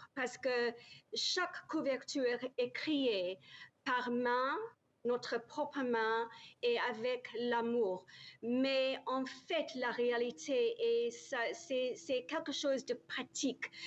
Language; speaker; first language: French; non-native, learner; English